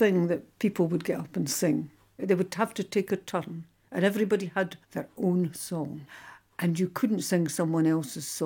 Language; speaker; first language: English; non-native, local second language; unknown